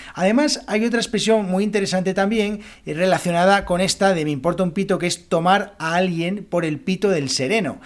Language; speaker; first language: Spanish; native; Spanish